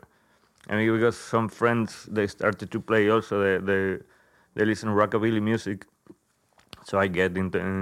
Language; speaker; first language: English; non-native, fluent; Spanish